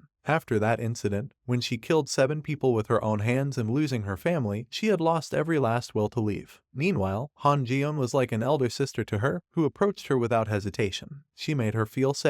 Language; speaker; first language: English; non-native, local second language; Hindi